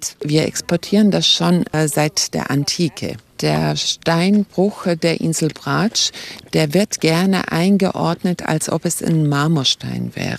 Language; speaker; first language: German; native; German